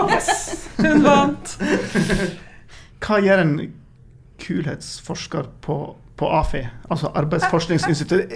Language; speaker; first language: Norwegian; native; Norwegian